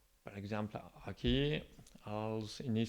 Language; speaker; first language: Catalan; non-native, local second language; French